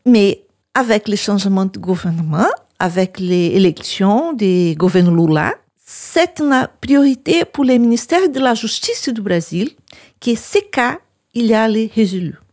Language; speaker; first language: French; non-native, learner; Portuguese